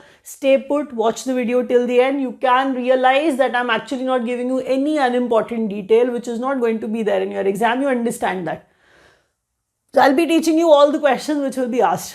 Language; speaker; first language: English; non-native, local second language; Hindi